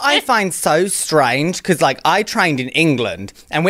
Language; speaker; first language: English; native; English